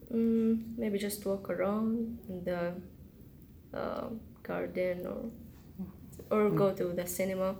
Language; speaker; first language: English; non-native, learner; Arabic